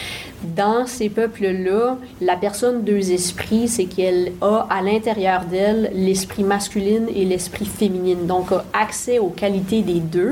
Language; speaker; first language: French; native; French